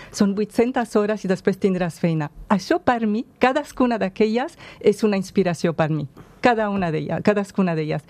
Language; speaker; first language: Catalan; non-native, fluent; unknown